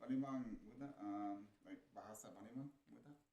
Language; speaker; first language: Indonesian; non-native, learner; English